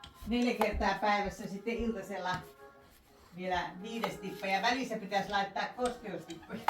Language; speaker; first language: Finnish; native; Finnish